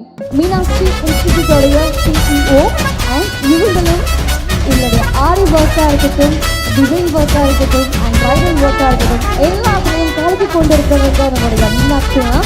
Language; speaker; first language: Tamil; native; Tamil